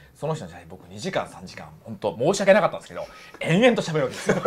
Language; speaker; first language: Japanese; native; Japanese